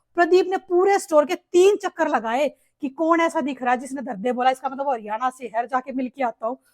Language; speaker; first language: Hindi; native; Hindi